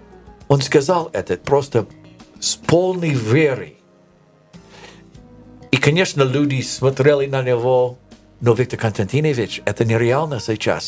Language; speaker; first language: Russian; non-native, learner; English